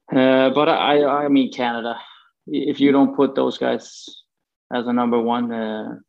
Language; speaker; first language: English; non-native, fluent; Swedish